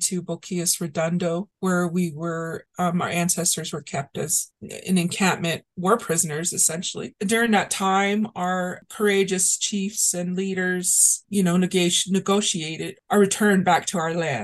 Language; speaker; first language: English; early bilingual, other home language; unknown